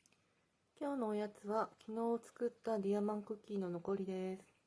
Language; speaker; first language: Japanese; native; Japanese